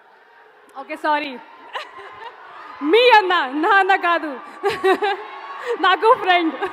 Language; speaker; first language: Telugu; non-native, fluent; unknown